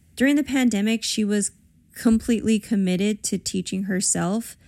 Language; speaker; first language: English; native; English